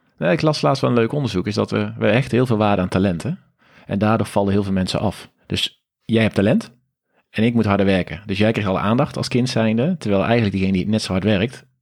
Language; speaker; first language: Dutch; native; Dutch